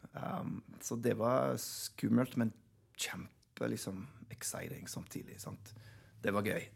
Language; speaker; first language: Norwegian; non-native, fluent; English